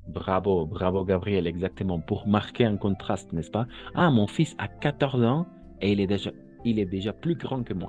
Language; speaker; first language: French; non-native, fluent; Spanish